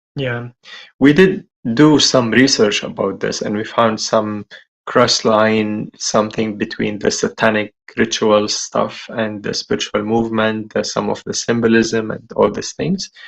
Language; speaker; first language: English; non-native, fluent; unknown